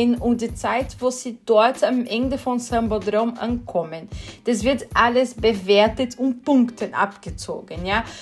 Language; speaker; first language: German; non-native, fluent; Portuguese